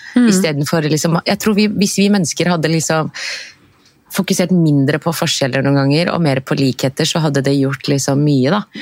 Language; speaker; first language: Norwegian; early bilingual, other home language; Arabic